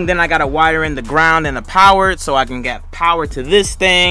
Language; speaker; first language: English; native; English